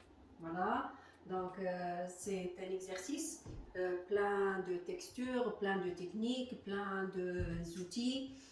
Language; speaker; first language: French; non-native, fluent; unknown